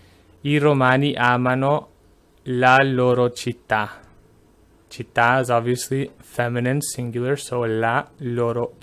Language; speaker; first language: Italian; non-native, fluent; English